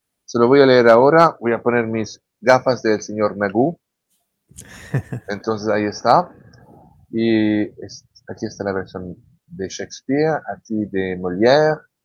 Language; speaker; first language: Spanish; non-native, fluent; French